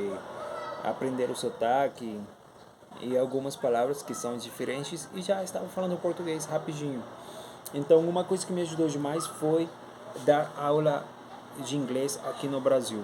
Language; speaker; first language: Portuguese; non-native, fluent; Spanish